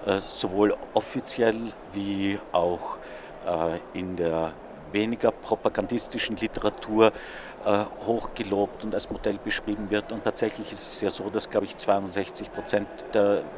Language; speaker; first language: German; native; German